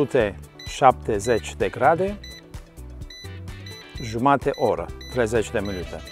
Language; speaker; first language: Romanian; non-native, learner; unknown